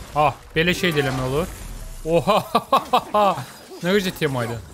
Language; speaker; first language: Turkish; non-native, fluent; Azerbaijani